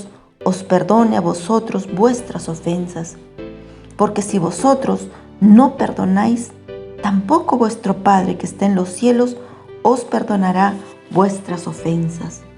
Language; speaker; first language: Spanish; native; Spanish